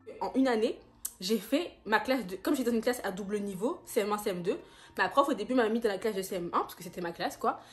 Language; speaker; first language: French; native; French